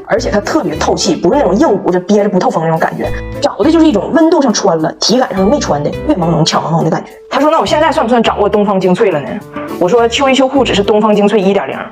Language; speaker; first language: Chinese; native; Chinese